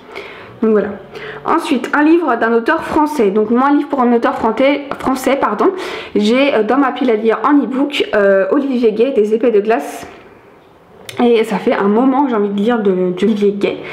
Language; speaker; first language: French; native; French